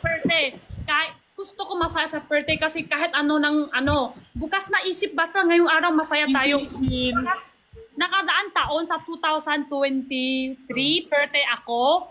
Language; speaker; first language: Filipino; non-native, learner; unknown